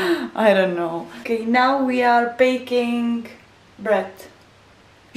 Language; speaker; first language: English; non-native, learner; Czech